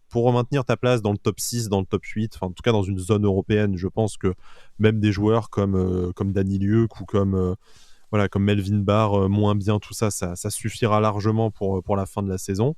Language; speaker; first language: French; native; French